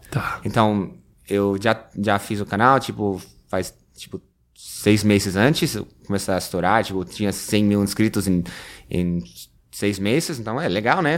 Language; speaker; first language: Portuguese; non-native, fluent; English